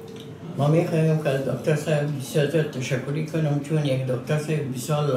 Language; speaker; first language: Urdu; non-native, learner; Persian